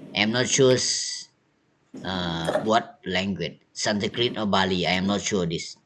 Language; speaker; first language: English; non-native, learner; Thai